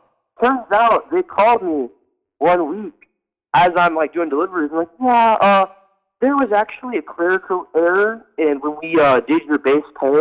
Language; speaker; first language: English; native; English